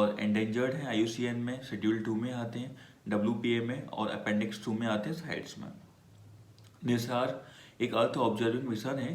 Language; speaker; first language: Hindi; native; Hindi